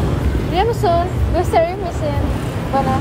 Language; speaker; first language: Turkish; non-native, learner; Indonesian